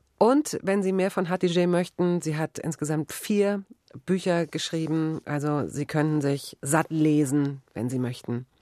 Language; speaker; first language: German; native; German